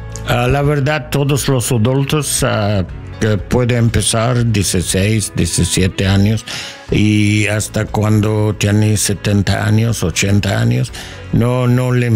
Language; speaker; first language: Spanish; non-native, learner; English